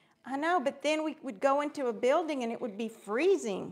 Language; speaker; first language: English; early bilingual, other home language; Spanish